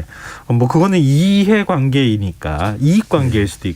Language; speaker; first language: Korean; native; Korean